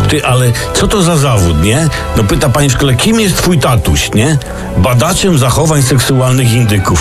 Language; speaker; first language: Polish; native; Polish